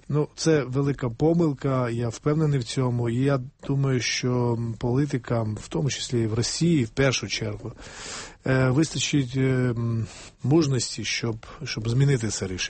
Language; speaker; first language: Ukrainian; non-native, fluent; Georgian